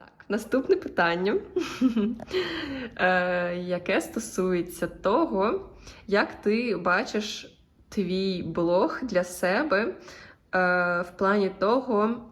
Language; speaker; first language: Ukrainian; native; Ukrainian